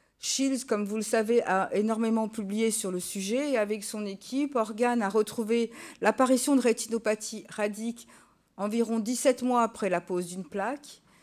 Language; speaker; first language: French; native; French